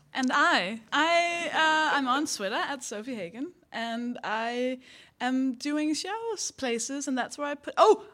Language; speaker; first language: English; non-native, fluent; Danish